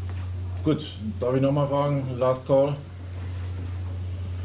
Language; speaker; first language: German; native; German